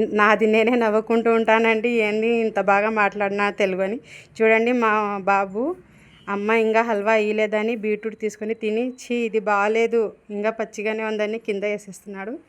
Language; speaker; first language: Telugu; non-native, local second language; Urdu